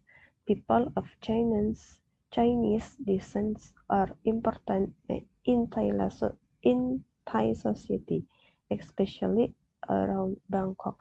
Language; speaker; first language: English; non-native, learner; Indonesian